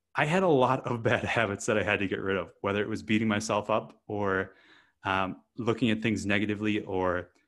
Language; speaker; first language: English; native; English